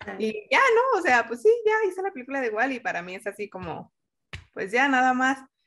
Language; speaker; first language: Spanish; native; Spanish